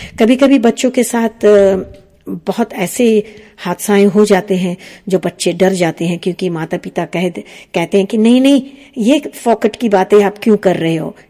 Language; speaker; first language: Hindi; early bilingual, heritage; Hindi